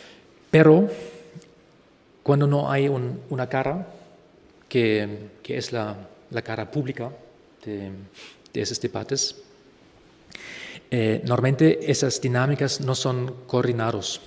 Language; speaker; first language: Spanish; non-native, fluent; German